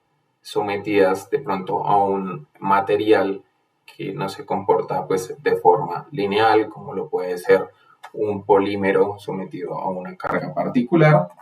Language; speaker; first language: Spanish; native; Spanish